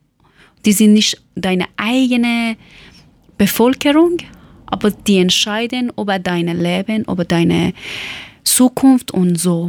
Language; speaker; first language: German; non-native, fluent; Persian